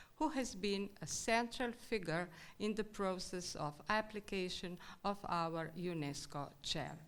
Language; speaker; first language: English; non-native, fluent; Slovenian